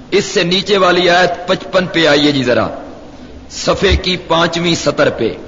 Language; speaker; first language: Urdu; non-native, local second language; Punjabi